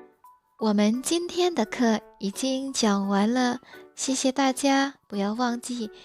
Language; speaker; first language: Chinese; non-native, fluent; Indonesian